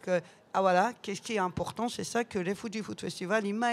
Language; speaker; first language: French; non-native, learner; Georgian